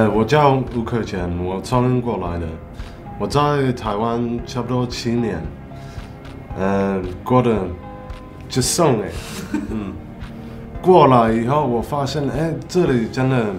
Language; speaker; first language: Chinese; non-native, fluent; English